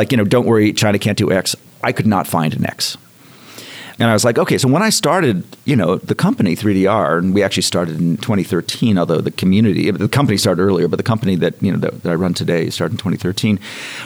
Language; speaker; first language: English; native; English